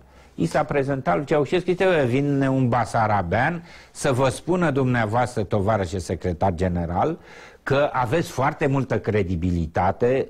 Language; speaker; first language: Romanian; native; Romanian